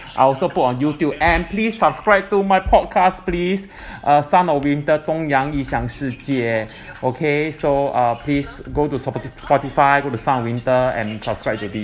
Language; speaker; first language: English; non-native, local second language; Chinese